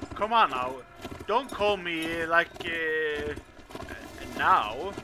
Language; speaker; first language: English; non-native, fluent; Swedish